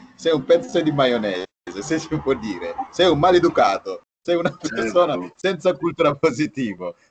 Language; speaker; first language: Italian; non-native, fluent; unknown